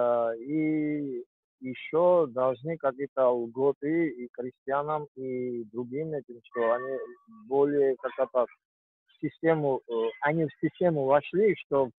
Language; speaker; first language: Russian; non-native, fluent; Georgian